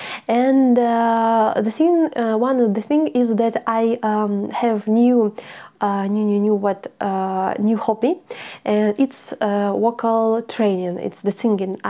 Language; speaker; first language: English; non-native, learner; Russian